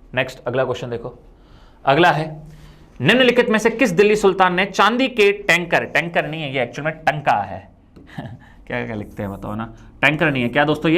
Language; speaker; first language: Hindi; native; Hindi